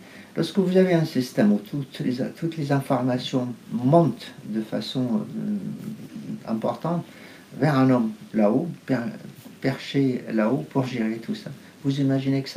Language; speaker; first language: French; non-native, fluent; Arabic